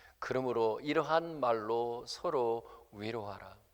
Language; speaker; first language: Korean; native; Korean